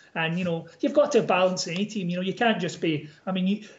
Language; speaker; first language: English; native; English